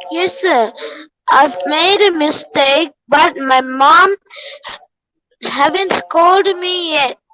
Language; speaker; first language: English; non-native, learner; Tamil